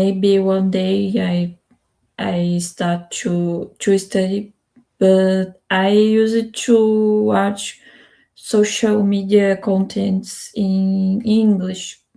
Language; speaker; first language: English; non-native, learner; Spanish